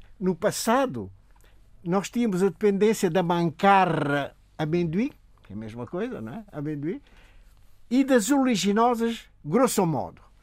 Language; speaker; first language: Portuguese; non-native, local second language; Upper Guinea Crioulo